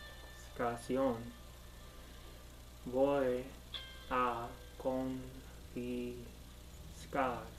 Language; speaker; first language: Spanish; non-native, learner; English